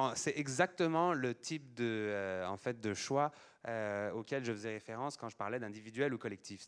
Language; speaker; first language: French; native; French